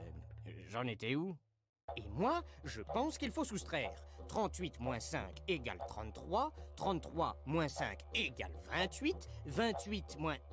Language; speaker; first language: French; non-native, fluent; Uzbek